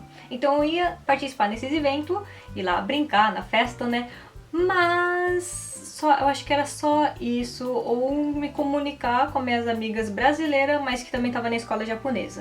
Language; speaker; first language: Portuguese; early bilingual, heritage; Portuguese